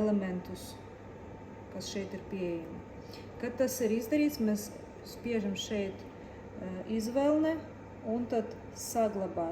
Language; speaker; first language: Latvian; native; Latvian